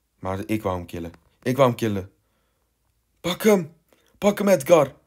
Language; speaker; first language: Dutch; early bilingual, other home language; Turkish